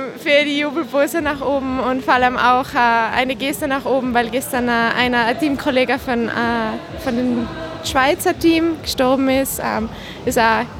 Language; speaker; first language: German; native; German